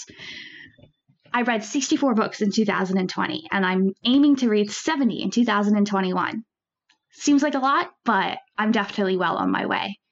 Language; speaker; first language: English; native; English